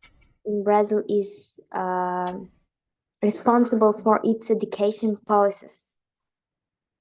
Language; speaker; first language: English; non-native, learner; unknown